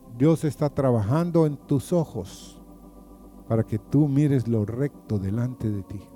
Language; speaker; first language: Spanish; native; Spanish